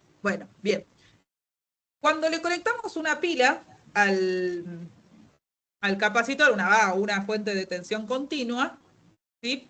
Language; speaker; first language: Spanish; native; Spanish